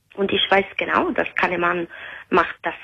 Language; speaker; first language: German; non-native, learner; Italian